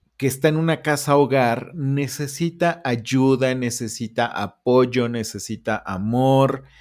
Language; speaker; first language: Spanish; native; Spanish